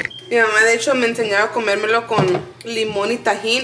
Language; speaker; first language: Spanish; early bilingual, heritage; Spanish